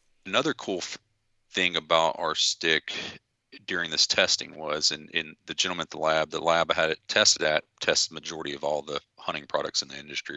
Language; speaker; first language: English; native; English